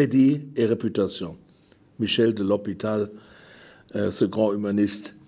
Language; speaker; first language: French; non-native, fluent; German